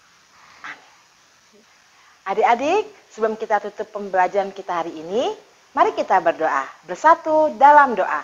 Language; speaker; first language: Indonesian; native; Indonesian